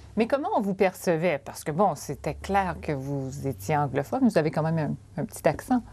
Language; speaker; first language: French; native; French